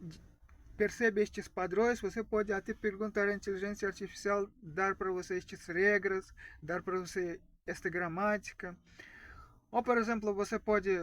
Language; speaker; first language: Portuguese; non-native, fluent; Russian